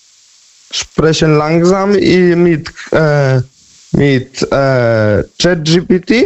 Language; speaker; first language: German; non-native, learner; Polish